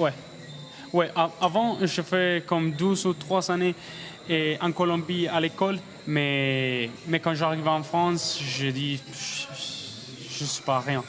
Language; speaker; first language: French; non-native, learner; Spanish